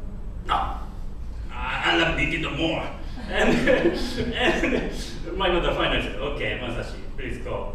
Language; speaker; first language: English; non-native, fluent; Japanese